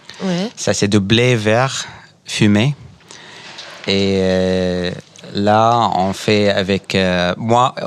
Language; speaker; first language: French; non-native, fluent; Arabic